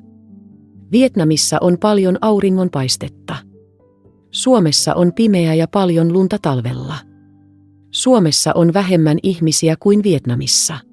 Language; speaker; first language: Finnish; non-native, fluent; Vietnamese